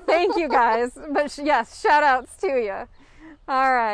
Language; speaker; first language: English; native; English